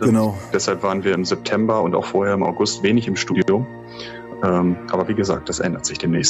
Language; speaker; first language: German; native; German